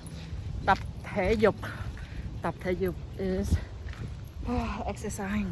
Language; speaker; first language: English; non-native, fluent; Vietnamese